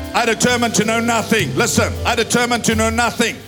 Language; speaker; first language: English; non-native, local second language; Afrikaans